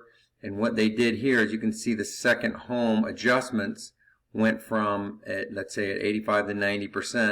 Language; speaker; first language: English; native; English